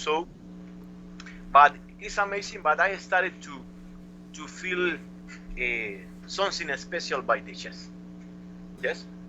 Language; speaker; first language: English; non-native, learner; Spanish